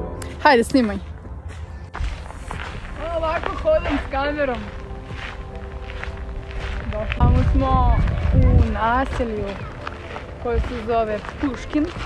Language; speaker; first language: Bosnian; non-native, learner; Russian